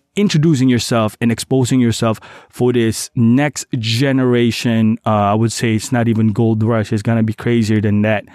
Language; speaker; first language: English; non-native, local second language; Cebuano